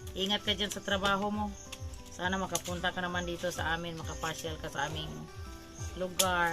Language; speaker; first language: Filipino; non-native, local second language; Cebuano